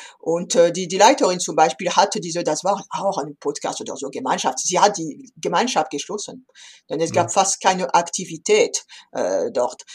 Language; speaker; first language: German; non-native, fluent; French